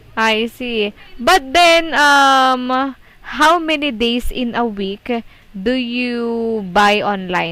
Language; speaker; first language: English; non-native, local second language; Filipino